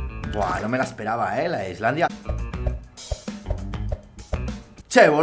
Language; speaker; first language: Spanish; native; Spanish